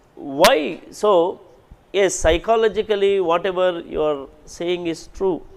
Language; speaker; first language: English; non-native, local second language; Kannada